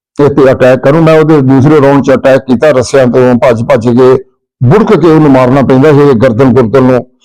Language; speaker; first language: Punjabi; native; Punjabi